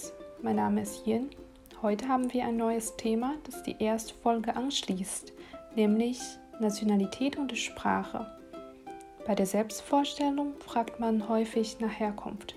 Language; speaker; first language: German; non-native, fluent; Chinese